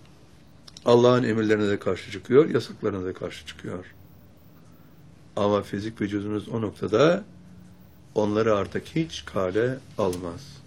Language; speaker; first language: Turkish; native; Turkish